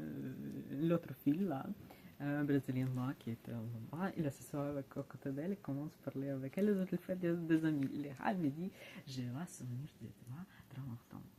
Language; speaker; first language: French; non-native, learner; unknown